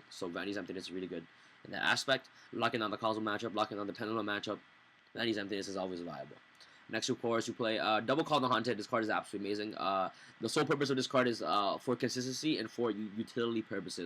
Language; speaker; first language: English; native; English